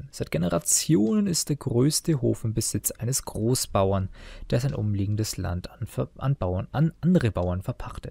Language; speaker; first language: German; native; German